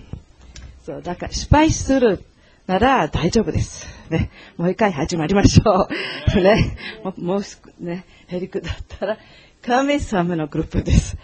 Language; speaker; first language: Japanese; non-native, learner; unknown